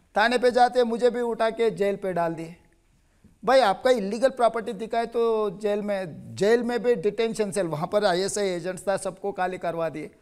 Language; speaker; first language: Hindi; non-native, local second language; Telugu